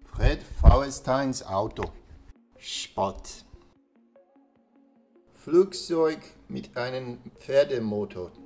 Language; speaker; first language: German; non-native, learner; Portuguese